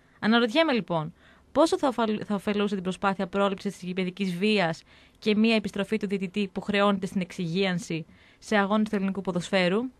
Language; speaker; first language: Greek; native; Greek